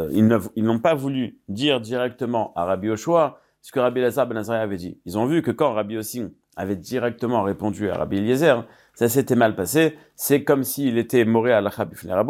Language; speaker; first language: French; native; French